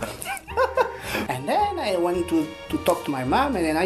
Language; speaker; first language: English; non-native, learner; French